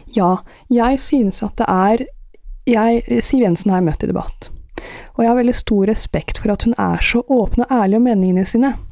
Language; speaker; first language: Norwegian; early bilingual, other home language; Persian